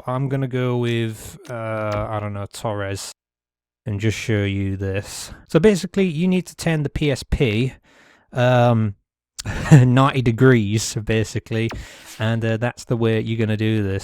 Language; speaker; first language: English; native; English